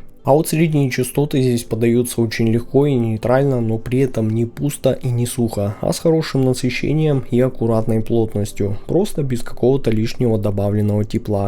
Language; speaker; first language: Russian; native; Russian